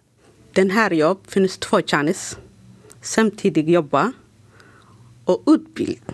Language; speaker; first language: Swedish; non-native, learner; Somali